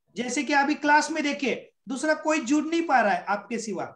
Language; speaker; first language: Hindi; non-native, local second language; Marathi